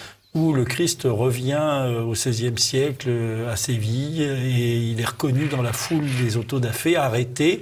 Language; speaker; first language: French; native; French